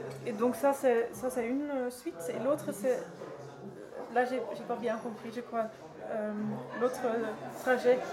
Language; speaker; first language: French; non-native, learner; Dutch